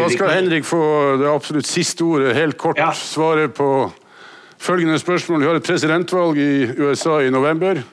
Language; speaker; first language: Norwegian; native; Norwegian